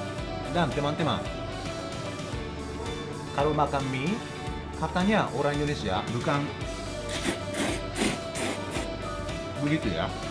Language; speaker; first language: Indonesian; non-native, learner; Japanese